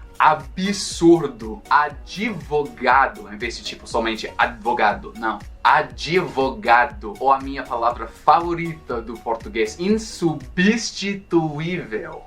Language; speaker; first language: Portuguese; non-native, fluent; English